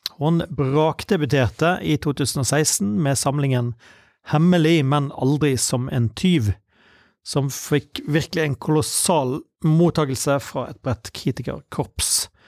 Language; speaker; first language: Norwegian; native; Norwegian